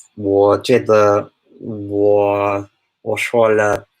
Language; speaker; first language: Chinese; non-native, learner; English